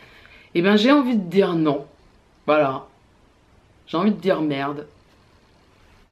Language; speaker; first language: French; native; French